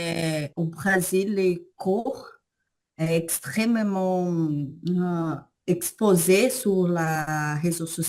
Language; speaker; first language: French; non-native, learner; Portuguese